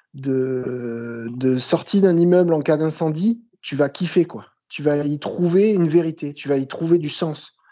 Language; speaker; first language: French; native; French